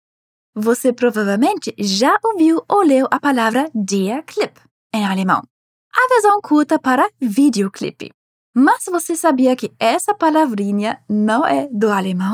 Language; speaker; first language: Portuguese; non-native, fluent; German